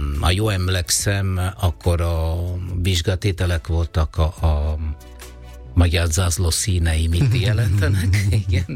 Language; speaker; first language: Hungarian; non-native, fluent; Italian